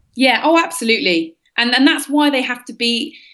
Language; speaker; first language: English; native; English